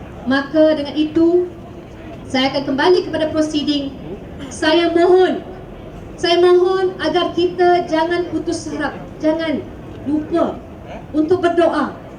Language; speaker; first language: Malay; native; Malay